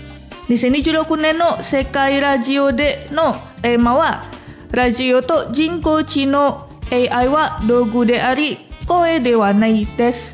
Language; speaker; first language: Japanese; non-native, fluent; Indonesian